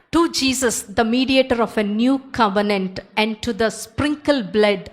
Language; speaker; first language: English; non-native, local second language; Telugu